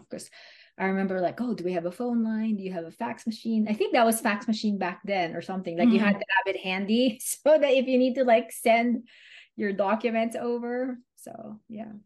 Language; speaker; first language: English; non-native, local second language; Filipino